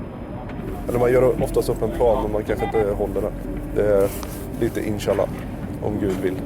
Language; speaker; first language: Swedish; native; Swedish